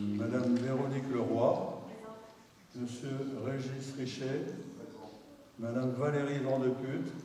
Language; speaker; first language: French; native; French